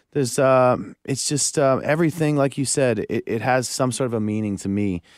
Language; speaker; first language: English; native; English